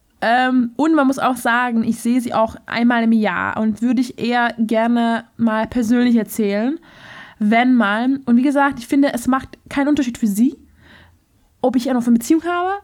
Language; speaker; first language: German; non-native, fluent; Hungarian